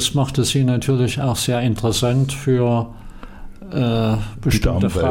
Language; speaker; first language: German; native; German